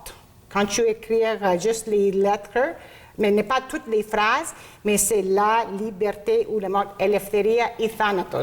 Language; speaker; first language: French; non-native, local second language; Greek